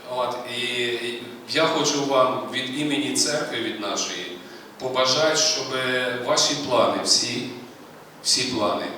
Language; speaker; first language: Ukrainian; native; Ukrainian